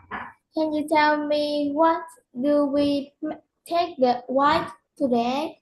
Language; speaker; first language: English; non-native, learner; Vietnamese